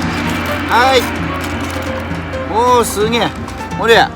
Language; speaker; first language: Japanese; native; Japanese